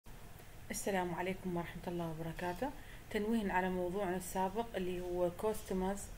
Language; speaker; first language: Arabic; native; Arabic